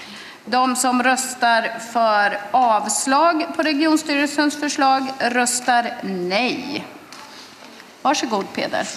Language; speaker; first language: Swedish; native; Swedish